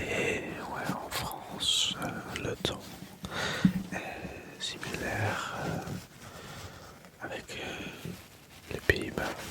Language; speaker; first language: French; early bilingual, other home language; Dutch